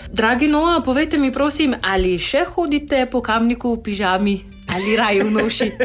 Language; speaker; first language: Slovenian; native; Slovenian